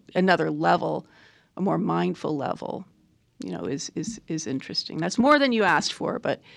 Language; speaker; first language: English; native; English